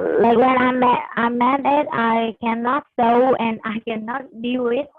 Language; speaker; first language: English; non-native, learner; Vietnamese